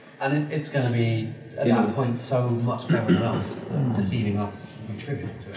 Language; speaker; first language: English; native; English